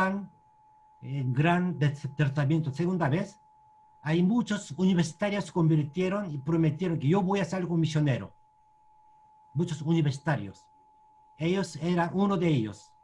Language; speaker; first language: Spanish; non-native, learner; Korean